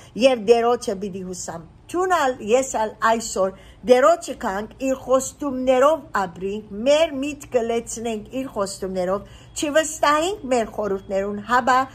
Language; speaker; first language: Armenian; early bilingual, heritage; Armenian